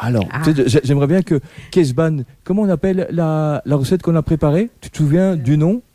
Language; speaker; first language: French; native; French